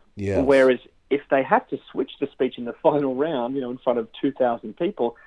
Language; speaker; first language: English; native; English